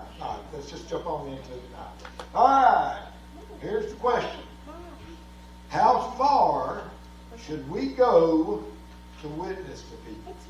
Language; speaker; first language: English; native; English